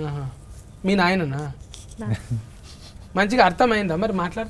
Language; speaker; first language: Telugu; native; Telugu